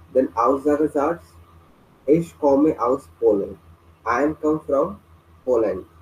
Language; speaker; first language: German; non-native, fluent; Hindi